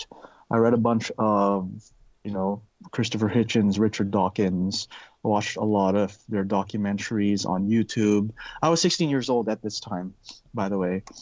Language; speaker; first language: English; non-native, local second language; Filipino